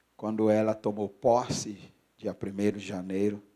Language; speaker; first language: Portuguese; non-native, fluent; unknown